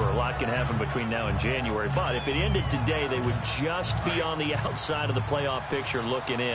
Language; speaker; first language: English; native; English